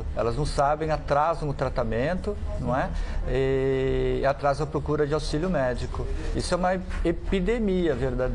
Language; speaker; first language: Portuguese; native; Portuguese